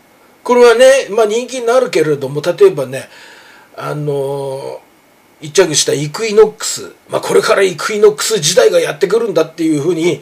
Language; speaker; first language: Japanese; native; Japanese